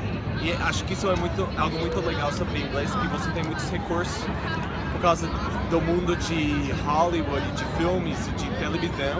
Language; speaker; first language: Portuguese; non-native, fluent; English